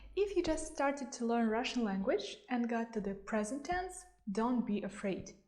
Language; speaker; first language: English; non-native, fluent; Russian